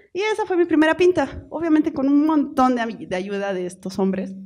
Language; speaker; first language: Spanish; native; Spanish